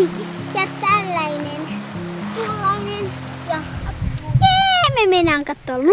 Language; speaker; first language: Finnish; early bilingual, heritage; Finnish